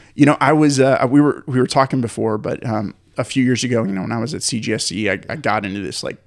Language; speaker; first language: English; native; English